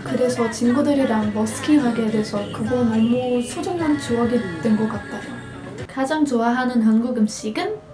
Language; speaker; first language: Korean; non-native, fluent; Portuguese